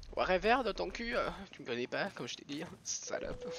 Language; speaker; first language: French; native; French